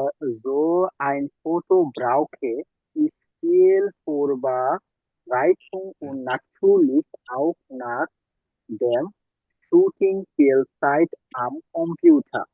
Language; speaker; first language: German; non-native, learner; Bangla